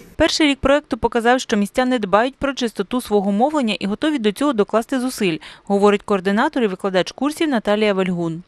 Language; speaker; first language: Ukrainian; native; Ukrainian